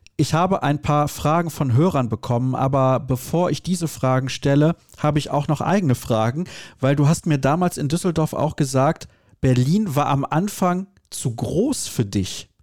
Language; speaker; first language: German; native; German